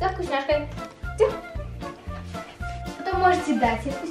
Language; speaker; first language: Russian; native; Russian